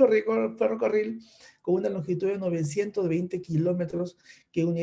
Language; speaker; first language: Spanish; native; Spanish